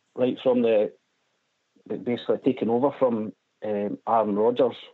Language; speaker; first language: English; native; English